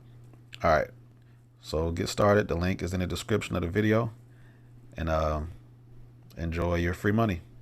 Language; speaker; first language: English; native; English